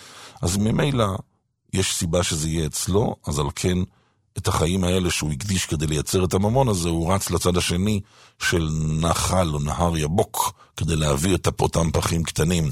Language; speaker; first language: Hebrew; native; Hebrew